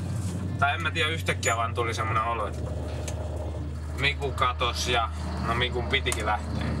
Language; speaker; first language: Finnish; native; Finnish